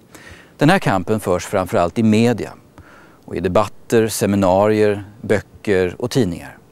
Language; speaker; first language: Swedish; native; Swedish